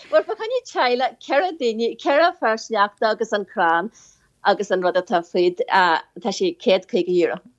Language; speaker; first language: Irish; native; Irish